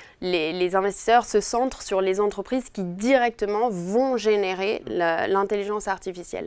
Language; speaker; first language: French; native; French